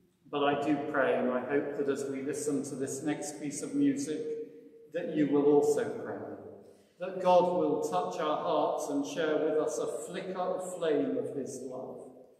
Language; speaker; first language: English; native; English